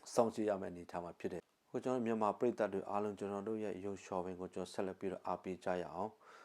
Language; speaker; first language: Burmese; native; Burmese